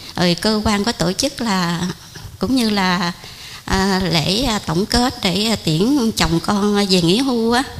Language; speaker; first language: Vietnamese; non-native, local second language; Khmer